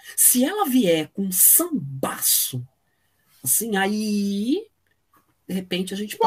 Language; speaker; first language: Portuguese; native; Portuguese